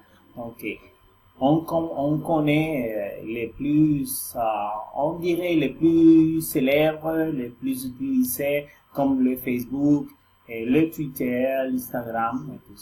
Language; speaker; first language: French; non-native, learner; Spanish